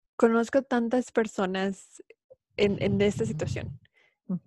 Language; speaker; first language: Spanish; native; Spanish